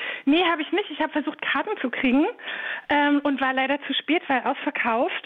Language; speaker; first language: German; native; German